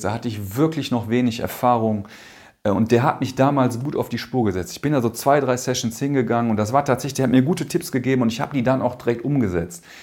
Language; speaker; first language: German; native; German